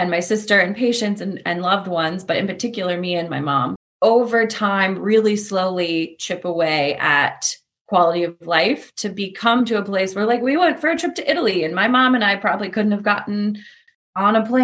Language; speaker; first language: English; native; English